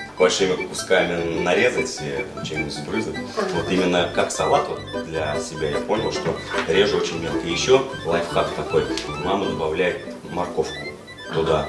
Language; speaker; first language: Russian; native; Russian